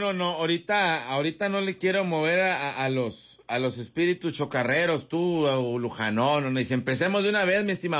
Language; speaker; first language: Spanish; native; Spanish